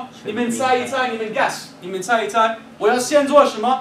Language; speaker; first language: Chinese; non-native, fluent; English